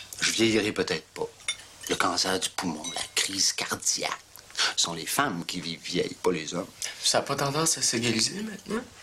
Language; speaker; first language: French; native; French